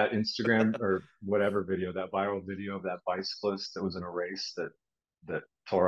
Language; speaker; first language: English; native; English